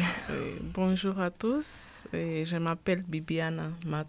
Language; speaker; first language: French; non-native, learner; Portuguese